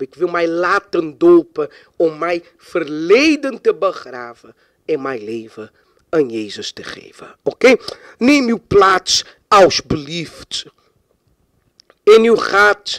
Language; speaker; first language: Dutch; non-native, fluent; Portuguese